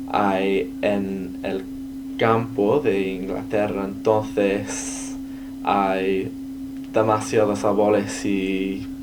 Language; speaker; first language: Spanish; non-native, learner; English